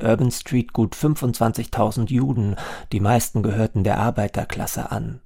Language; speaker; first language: German; native; German